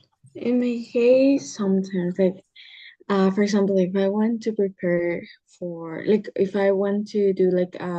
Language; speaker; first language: English; early bilingual, other home language; Spanish